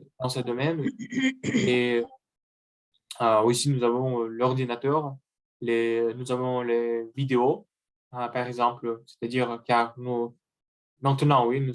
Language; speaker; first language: French; non-native, learner; Russian